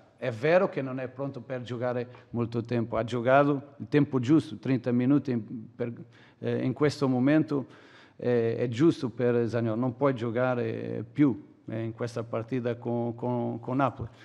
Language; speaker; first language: Italian; non-native, learner; Portuguese